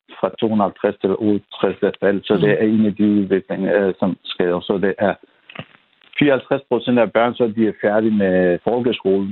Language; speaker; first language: Danish; non-native, fluent; Persian